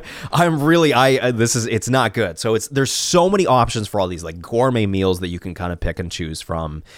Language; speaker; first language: English; early bilingual, other home language; Italian